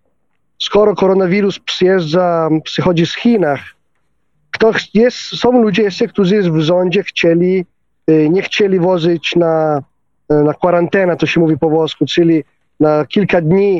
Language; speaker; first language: Polish; non-native, fluent; Italian